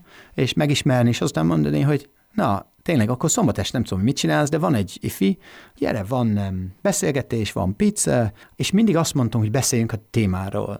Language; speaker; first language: Hungarian; non-native, fluent; English